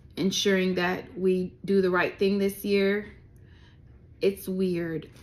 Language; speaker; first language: English; native; English